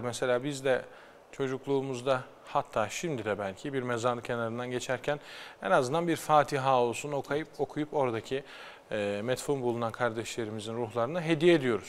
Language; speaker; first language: Turkish; native; Turkish